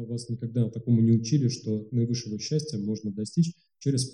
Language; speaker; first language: Russian; native; Russian